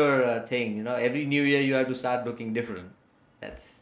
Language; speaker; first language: English; native; English